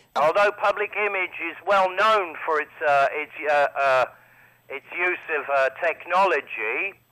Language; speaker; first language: English; native; English